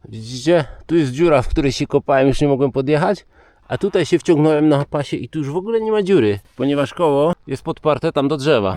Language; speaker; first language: Polish; native; Polish